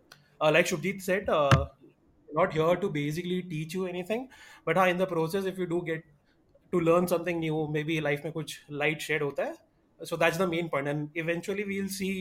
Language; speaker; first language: English; non-native, local second language; Malayalam